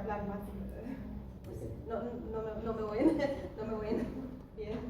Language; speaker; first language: Spanish; non-native, learner; Russian